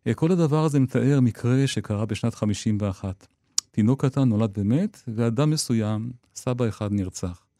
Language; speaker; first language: Hebrew; native; Hebrew